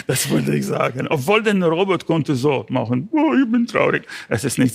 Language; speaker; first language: German; non-native, learner; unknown